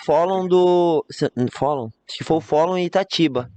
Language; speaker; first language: Portuguese; native; Portuguese